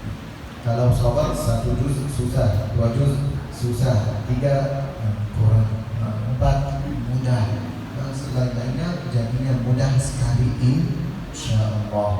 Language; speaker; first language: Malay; non-native, learner; Arabic